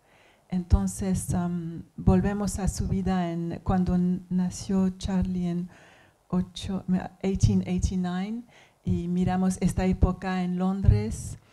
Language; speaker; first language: Spanish; non-native, learner; English